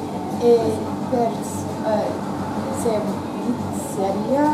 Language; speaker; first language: Italian; non-native, learner; English